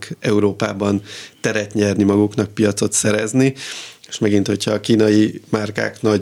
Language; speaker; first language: Hungarian; native; Hungarian